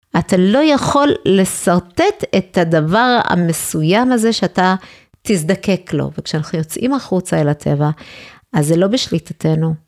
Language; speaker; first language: Hebrew; early bilingual, other home language; English